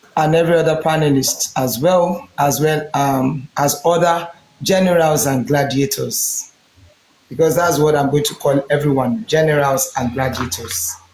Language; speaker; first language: English; non-native, local second language; Yoruba